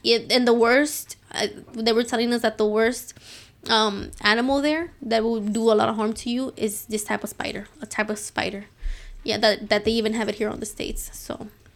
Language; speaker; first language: English; early bilingual, other home language; Spanish